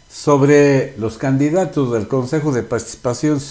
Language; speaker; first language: Spanish; native; Spanish